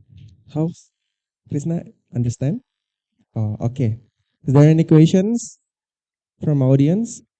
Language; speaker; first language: English; non-native, learner; Indonesian